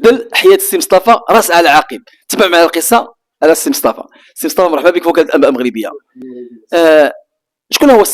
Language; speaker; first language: Arabic; native; Arabic